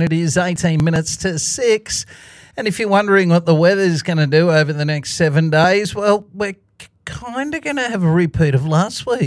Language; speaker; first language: English; native; English